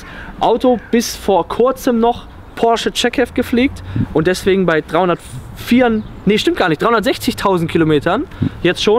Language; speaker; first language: German; native; German